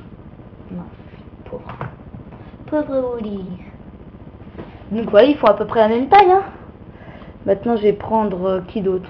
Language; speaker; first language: French; native; French